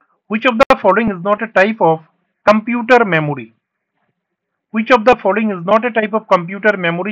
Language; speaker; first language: English; non-native, local second language; Bangla